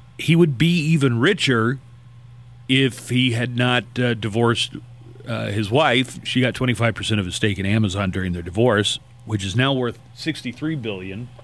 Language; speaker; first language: English; native; English